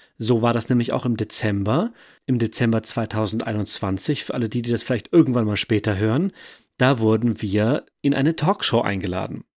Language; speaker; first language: German; native; German